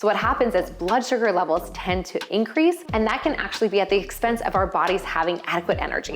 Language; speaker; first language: English; native; English